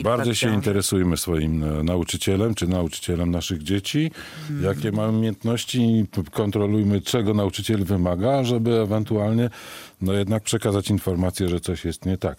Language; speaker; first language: Polish; native; Polish